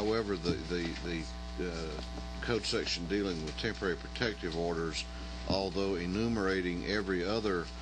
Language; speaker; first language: English; native; English